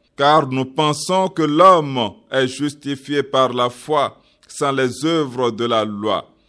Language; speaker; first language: French; non-native, local second language; Yoruba